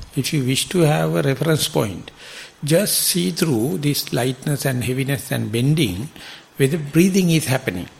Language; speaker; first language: English; non-native, local second language; Sinhala